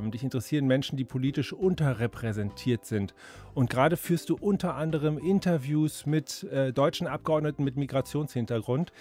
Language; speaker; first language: German; native; German